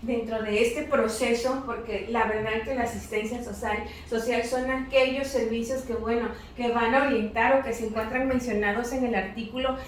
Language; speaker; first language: Spanish; native; Spanish